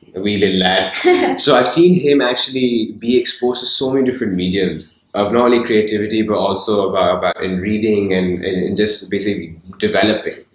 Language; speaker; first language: English; non-native, local second language; Urdu